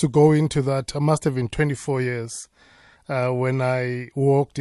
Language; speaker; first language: English; non-native, local second language; Zulu